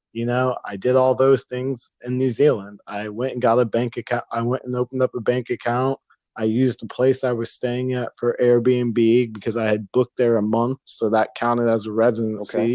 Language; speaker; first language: English; native; English